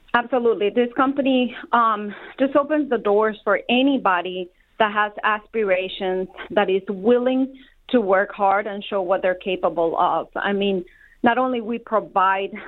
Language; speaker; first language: English; non-native, fluent; Spanish